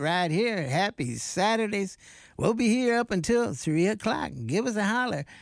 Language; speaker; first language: English; native; English